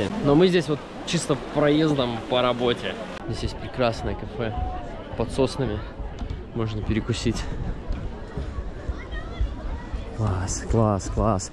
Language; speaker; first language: Russian; native; Russian